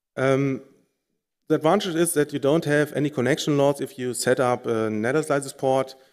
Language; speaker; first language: English; non-native, fluent; German